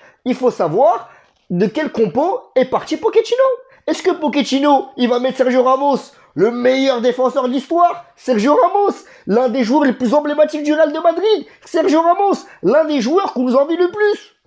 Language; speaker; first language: French; native; French